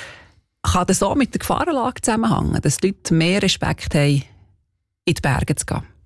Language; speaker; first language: German; native; German